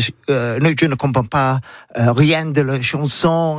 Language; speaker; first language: French; non-native, learner; English